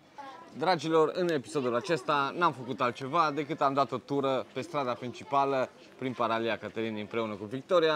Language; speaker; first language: Romanian; native; Romanian